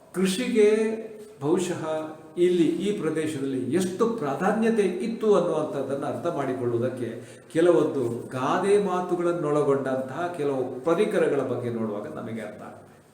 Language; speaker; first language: Kannada; non-native, local second language; Tulu